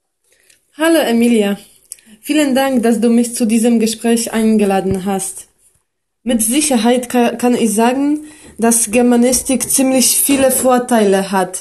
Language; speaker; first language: German; non-native, fluent; Polish